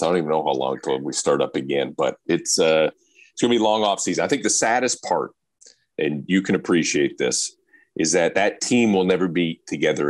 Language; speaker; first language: English; native; English